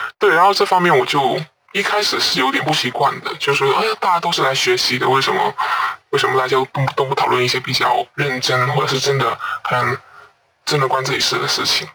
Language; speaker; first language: Chinese; non-native, local second language; Cantonese